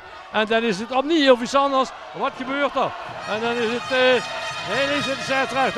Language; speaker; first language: Dutch; native; Dutch